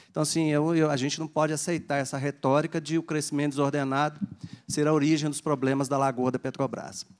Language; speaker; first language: Portuguese; native; Portuguese